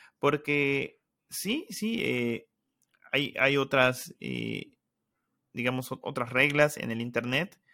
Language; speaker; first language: Spanish; native; Spanish